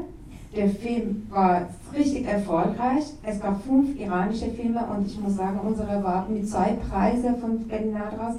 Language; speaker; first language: German; non-native, learner; Persian